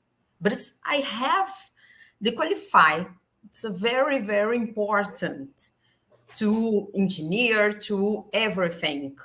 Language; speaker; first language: English; non-native, learner; Portuguese